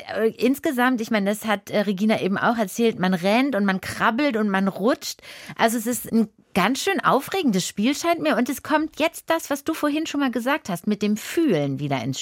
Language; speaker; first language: German; native; German